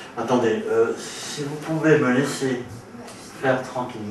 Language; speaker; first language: French; native; French